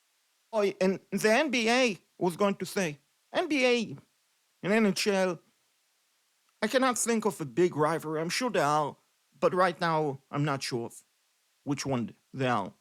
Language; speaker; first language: English; non-native, fluent; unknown